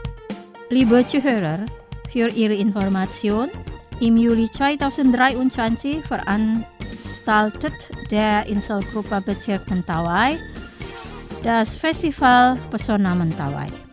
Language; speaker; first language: German; non-native, fluent; Indonesian